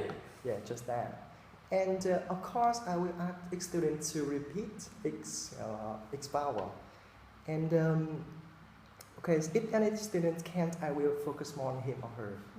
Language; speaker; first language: English; non-native, fluent; Vietnamese